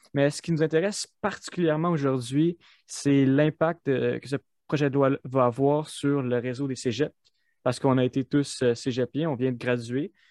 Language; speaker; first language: French; native; French